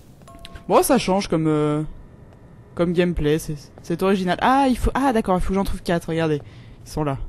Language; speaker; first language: French; native; French